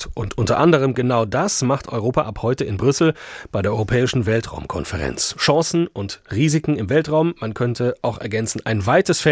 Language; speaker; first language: German; native; German